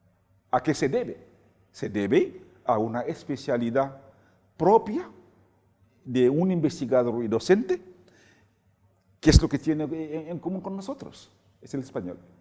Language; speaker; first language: Spanish; non-native, fluent; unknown